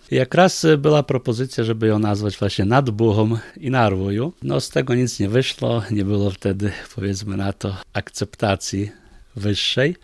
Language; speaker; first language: Polish; non-native, local second language; Ukrainian